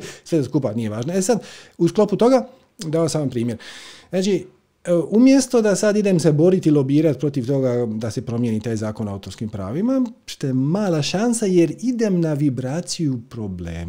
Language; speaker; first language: Croatian; native; Croatian